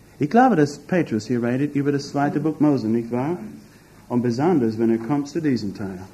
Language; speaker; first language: German; non-native, fluent; English